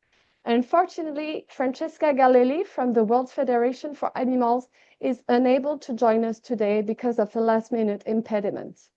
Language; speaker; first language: English; non-native, fluent; French